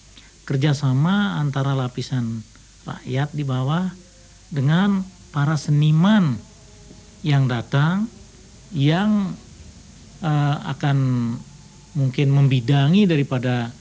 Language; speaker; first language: Indonesian; native; Indonesian